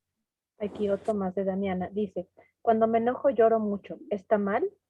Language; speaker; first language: Spanish; native; Spanish